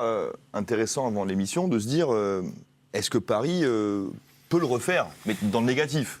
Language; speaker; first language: French; native; French